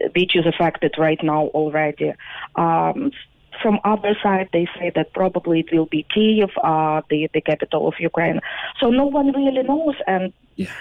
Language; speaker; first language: English; non-native, fluent; Ukrainian